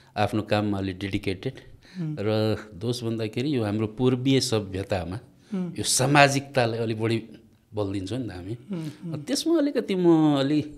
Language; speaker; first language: Nepali; non-native, local second language; Maithili